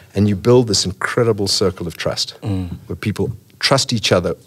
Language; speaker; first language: English; native; English